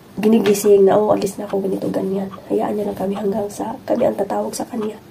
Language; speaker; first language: Filipino; non-native, local second language; Cebuano